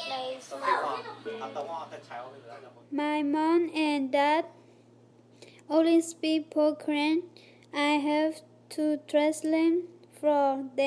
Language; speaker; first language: English; non-native, learner; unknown